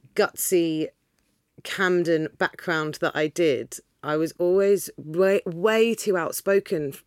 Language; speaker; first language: English; native; English